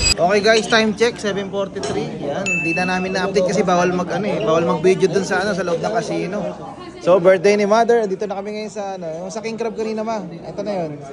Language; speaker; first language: Filipino; native; Filipino